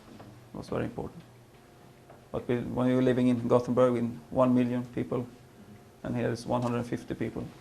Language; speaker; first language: English; non-native, learner; Swedish